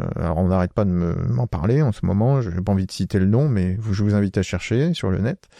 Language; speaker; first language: French; native; French